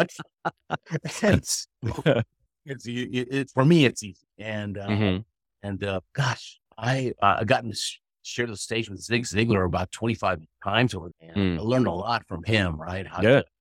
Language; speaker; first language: English; early bilingual, other home language; Spanish